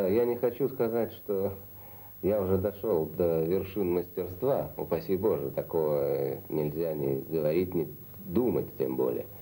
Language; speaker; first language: Russian; native; Russian